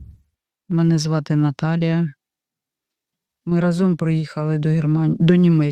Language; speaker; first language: German; non-native, learner; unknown